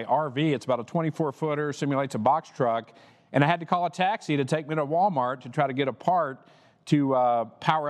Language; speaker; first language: English; native; English